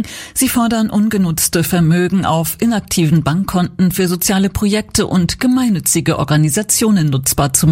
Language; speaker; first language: German; native; German